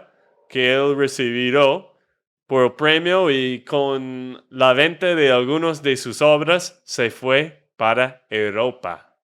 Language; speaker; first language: Spanish; non-native, fluent; English